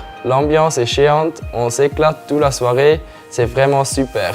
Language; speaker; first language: French; non-native, fluent; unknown